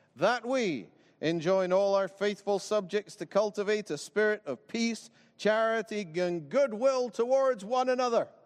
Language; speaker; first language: English; native; English